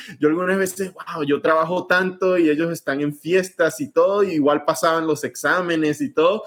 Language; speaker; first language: Spanish; native; Spanish